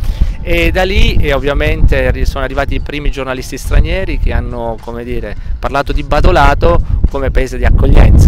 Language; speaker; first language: Italian; native; Italian